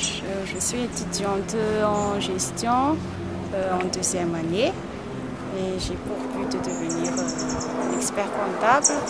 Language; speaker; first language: French; non-native, local second language; Malagasy